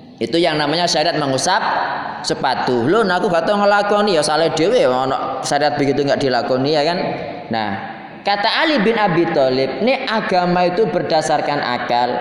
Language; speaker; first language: Indonesian; non-native, local second language; Javanese